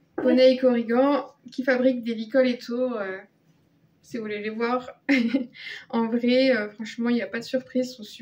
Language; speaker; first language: French; native; French